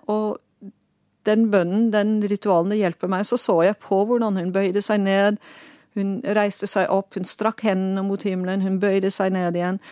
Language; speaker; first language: Norwegian; non-native, fluent; Dutch